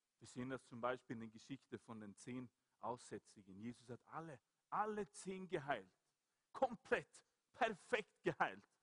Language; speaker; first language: German; non-native, fluent; Swedish